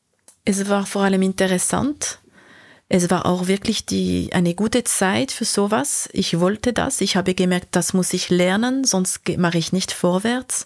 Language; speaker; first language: German; non-native, local second language; French